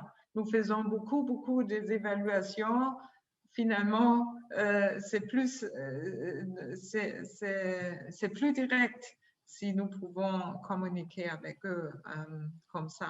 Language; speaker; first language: French; non-native, fluent; German